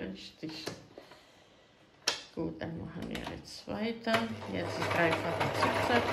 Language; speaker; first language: German; non-native, fluent; Croatian